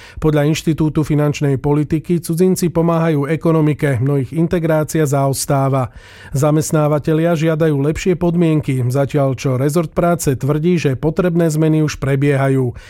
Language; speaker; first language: Slovak; native; Slovak